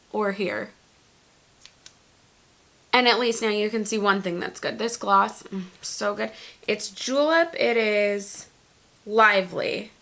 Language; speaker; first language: English; native; English